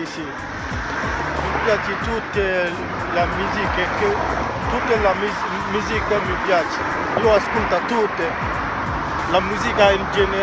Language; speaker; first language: Italian; non-native, learner; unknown